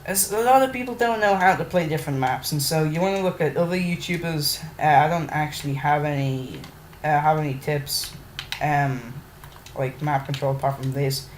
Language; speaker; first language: English; native; English